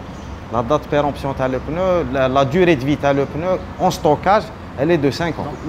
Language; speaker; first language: French; non-native, local second language; Arabic